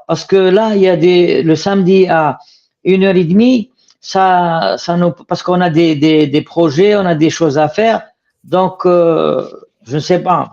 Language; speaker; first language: French; non-native, learner; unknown